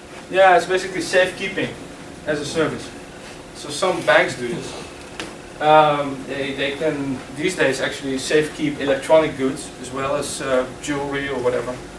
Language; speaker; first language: English; non-native, fluent; Dutch